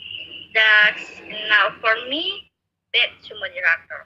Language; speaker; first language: English; non-native, learner; Indonesian